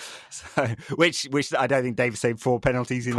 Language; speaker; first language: English; native; English